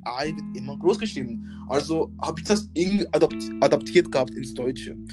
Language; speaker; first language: German; early bilingual, other home language; English